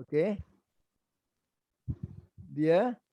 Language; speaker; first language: German; non-native, learner; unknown